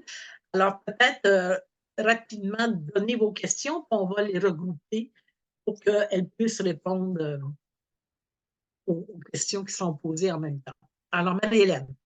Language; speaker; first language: French; native; French